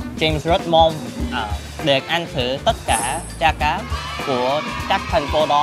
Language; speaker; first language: Vietnamese; early bilingual, other home language; Korean